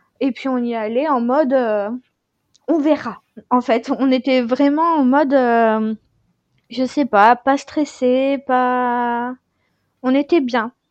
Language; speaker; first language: French; native; French